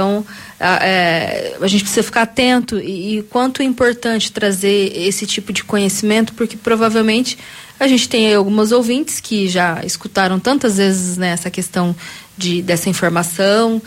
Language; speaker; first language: Portuguese; native; Portuguese